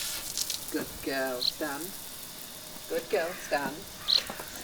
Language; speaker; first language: English; native; English